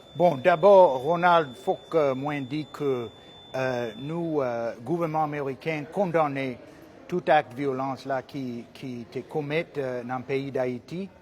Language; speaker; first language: Haitian Creole; non-native, learner; English